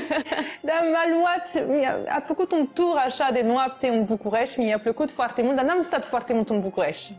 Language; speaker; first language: Romanian; non-native, fluent; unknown